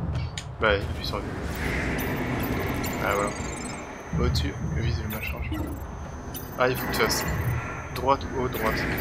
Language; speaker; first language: French; native; French